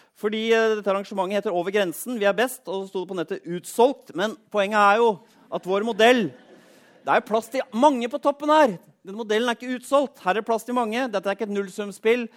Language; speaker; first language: Norwegian; native; Norwegian